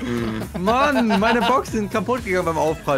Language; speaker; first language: German; native; German